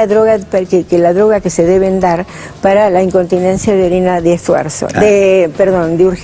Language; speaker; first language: Spanish; native; Spanish